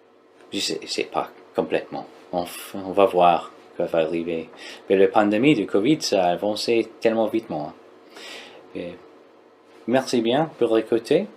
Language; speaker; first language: French; non-native, learner; English